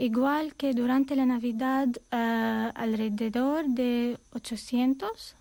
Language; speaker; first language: Spanish; non-native, fluent; Armenian